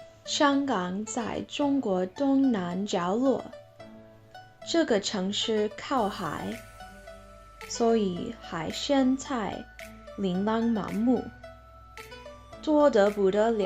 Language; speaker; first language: Chinese; non-native, learner; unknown